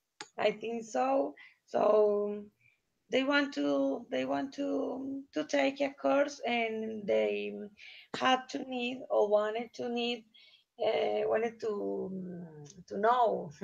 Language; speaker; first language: English; non-native, learner; Spanish